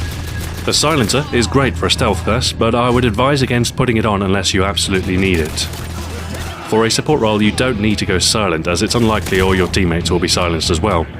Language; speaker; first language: English; native; English